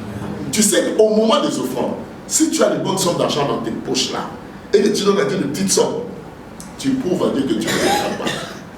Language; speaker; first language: French; non-native, local second language; Lingala